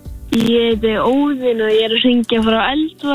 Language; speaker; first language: Icelandic; native; Icelandic